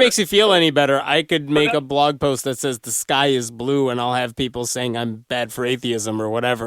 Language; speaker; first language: English; native; English